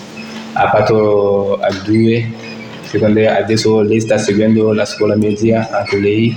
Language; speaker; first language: Italian; non-native, learner; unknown